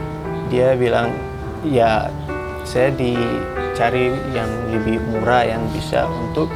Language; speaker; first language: Indonesian; non-native, fluent; Hausa